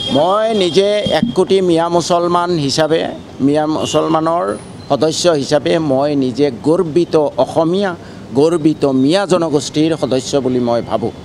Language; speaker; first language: Assamese; non-native, local second language; Bangla